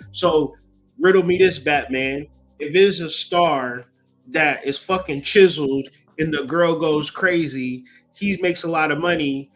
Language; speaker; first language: English; native; English